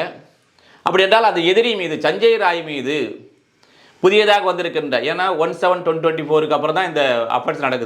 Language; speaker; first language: Tamil; native; Tamil